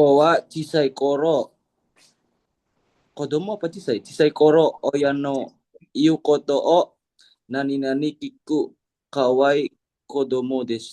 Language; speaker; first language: Japanese; non-native, learner; Indonesian